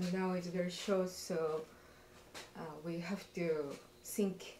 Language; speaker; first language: English; non-native, learner; Japanese